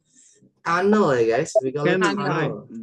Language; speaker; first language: English; non-native, fluent; Indonesian